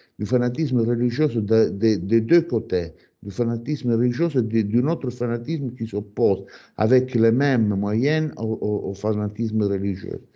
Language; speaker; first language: French; non-native, fluent; Italian